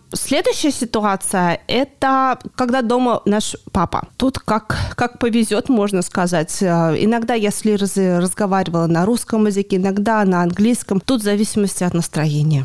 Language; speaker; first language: Russian; native; Russian